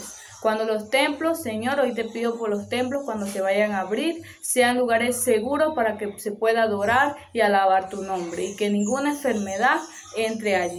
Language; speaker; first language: Spanish; native; Spanish